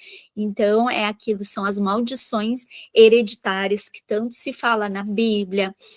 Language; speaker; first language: Portuguese; native; Portuguese